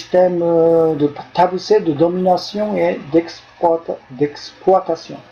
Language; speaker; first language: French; non-native, fluent; Japanese